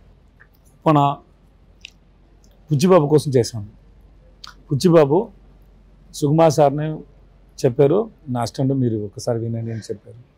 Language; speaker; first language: Telugu; non-native, learner; Tamil